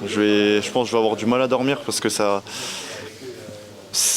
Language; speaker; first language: French; native; French